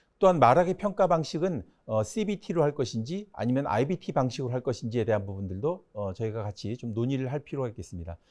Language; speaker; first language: Korean; native; Korean